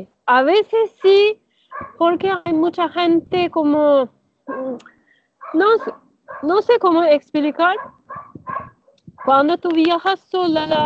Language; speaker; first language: Spanish; non-native, learner; Turkish